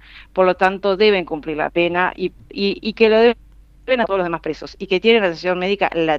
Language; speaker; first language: Spanish; native; Spanish